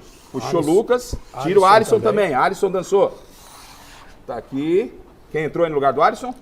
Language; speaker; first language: Portuguese; native; Portuguese